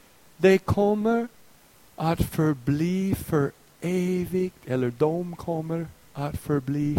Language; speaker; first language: Swedish; non-native, fluent; English